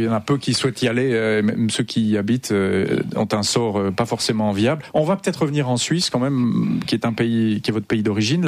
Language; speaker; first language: French; native; French